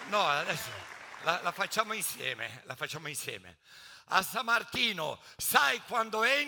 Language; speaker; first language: Italian; native; Italian